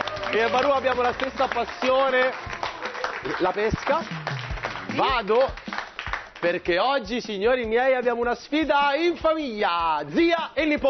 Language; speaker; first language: Italian; native; Italian